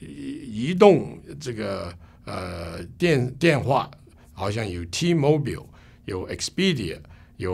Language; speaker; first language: Chinese; non-native, local second language; Cantonese